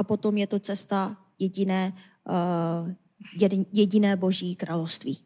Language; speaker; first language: Czech; non-native, fluent; Korean